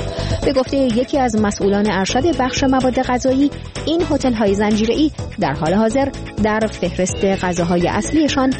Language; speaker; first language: Persian; native; Persian